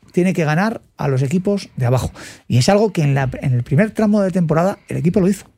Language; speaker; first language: Spanish; native; Spanish